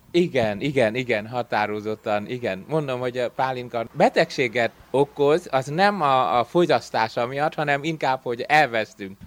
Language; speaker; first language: Hungarian; non-native, fluent; Vietnamese